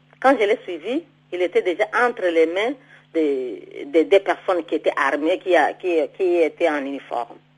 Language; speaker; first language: French; non-native, local second language; Swahili